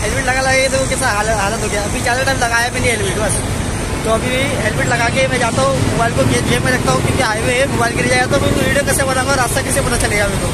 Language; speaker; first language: Hindi; native; Hindi